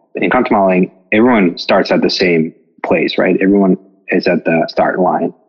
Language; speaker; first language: English; non-native, fluent; Spanish